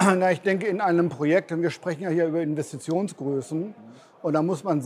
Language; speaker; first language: German; native; German